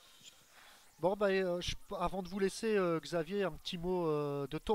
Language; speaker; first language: French; native; French